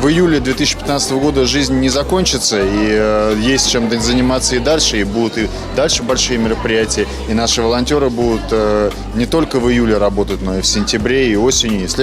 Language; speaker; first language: Russian; native; Russian